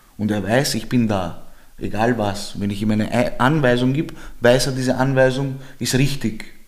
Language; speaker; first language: German; early bilingual, other home language; Georgian